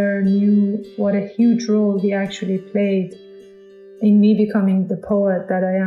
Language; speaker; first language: English; non-native, fluent; Persian